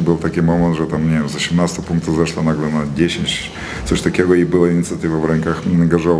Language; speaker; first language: Polish; non-native, fluent; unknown